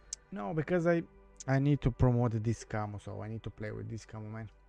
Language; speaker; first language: English; non-native, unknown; Italian